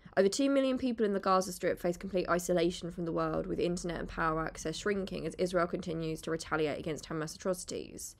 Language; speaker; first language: English; native; English